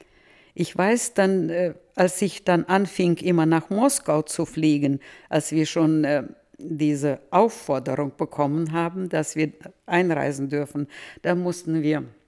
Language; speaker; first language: German; early bilingual, heritage; Russian